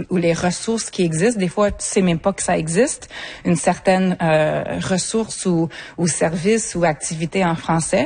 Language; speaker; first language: French; native; French